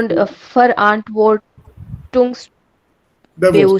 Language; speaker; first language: German; non-native, learner; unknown